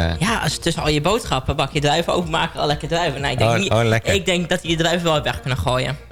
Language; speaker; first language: Dutch; native; Dutch